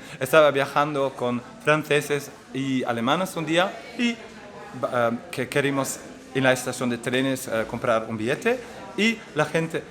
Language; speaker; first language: Spanish; non-native, fluent; Dutch